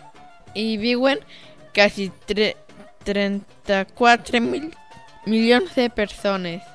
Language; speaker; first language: Catalan; early bilingual, other home language; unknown